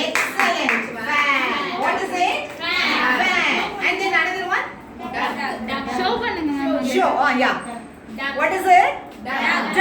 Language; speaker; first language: English; non-native, local second language; Tamil